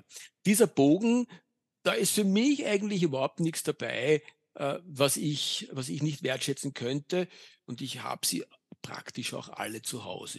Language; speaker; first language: German; native; German